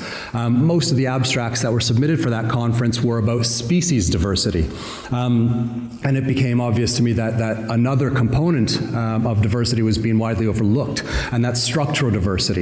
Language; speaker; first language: English; native; English